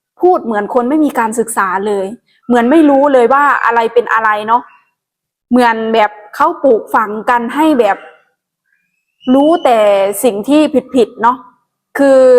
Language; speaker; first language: Thai; non-native, local second language; Northeastern Thai